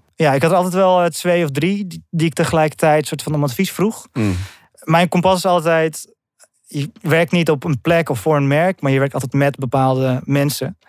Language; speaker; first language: Dutch; early bilingual, other home language; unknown